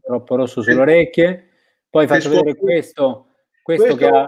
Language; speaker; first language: Italian; native; Italian